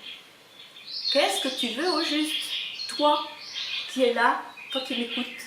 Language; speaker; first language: French; native; French